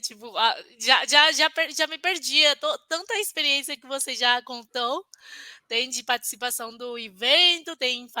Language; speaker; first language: Portuguese; non-native, fluent; Chinese